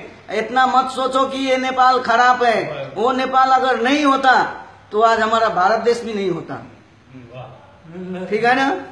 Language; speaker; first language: Hindi; non-native, local second language; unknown